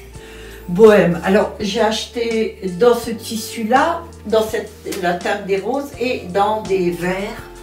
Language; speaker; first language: French; native; French